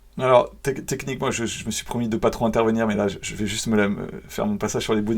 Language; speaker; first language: French; native; French